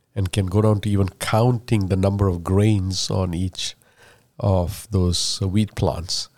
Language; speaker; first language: English; non-native, local second language; Malayalam